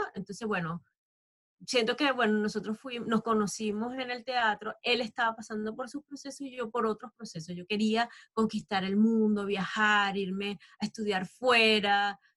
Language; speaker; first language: Spanish; native; Spanish